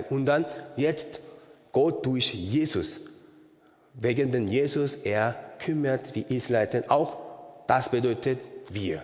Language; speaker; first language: German; non-native, learner; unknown